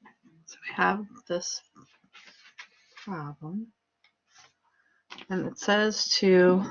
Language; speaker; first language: English; native; English